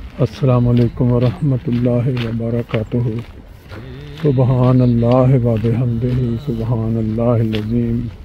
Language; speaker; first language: Urdu; non-native, local second language; Punjabi